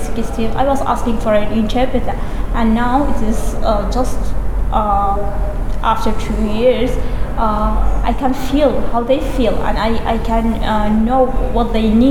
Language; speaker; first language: English; non-native, fluent; Kurdish